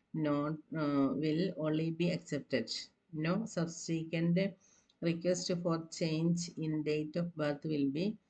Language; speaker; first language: English; non-native, local second language; Malayalam